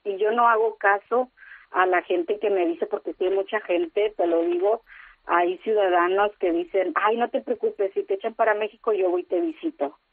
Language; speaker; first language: Spanish; native; Spanish